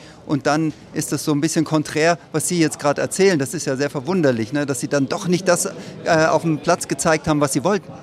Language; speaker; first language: German; native; German